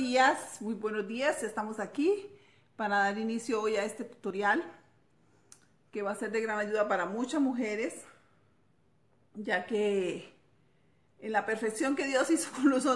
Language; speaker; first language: Spanish; native; Spanish